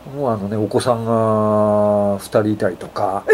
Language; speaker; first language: Japanese; native; Japanese